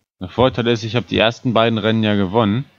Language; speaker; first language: German; native; German